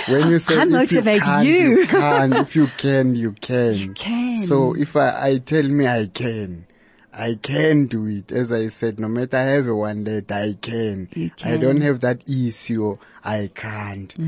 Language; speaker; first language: English; non-native, local second language; Xhosa